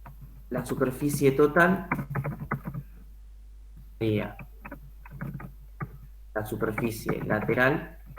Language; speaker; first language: Spanish; native; Spanish